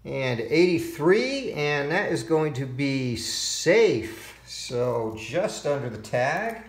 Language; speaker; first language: English; native; English